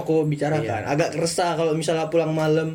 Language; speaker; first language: Indonesian; native; Indonesian